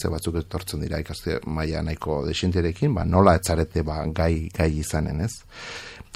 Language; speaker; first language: Basque; non-native, local second language; Spanish